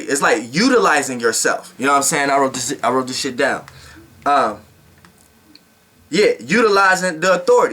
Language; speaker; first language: English; native; English